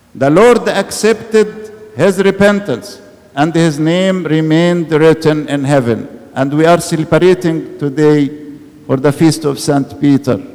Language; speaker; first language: English; non-native, fluent; Arabic